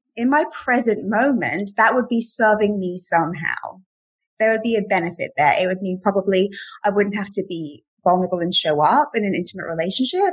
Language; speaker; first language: English; native; English